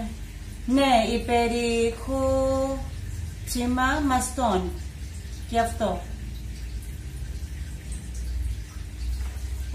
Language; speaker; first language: Greek; non-native, learner; Cebuano